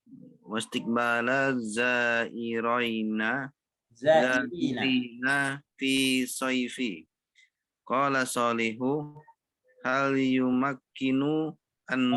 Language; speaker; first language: Arabic; non-native, learner; Indonesian